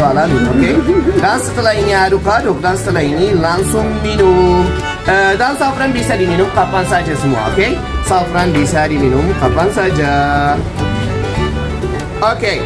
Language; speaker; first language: Indonesian; non-native, fluent; Turkish